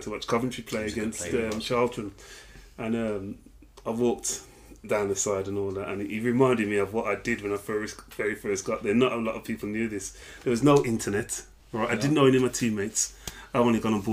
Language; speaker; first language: English; native; English